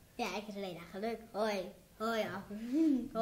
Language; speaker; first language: Dutch; native; Dutch